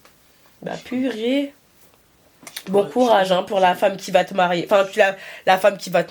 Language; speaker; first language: French; native; French